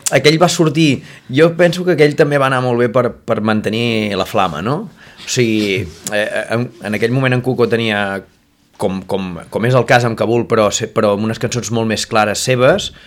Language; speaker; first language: Catalan; native; Catalan